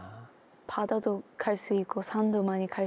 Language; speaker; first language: Korean; non-native, learner; English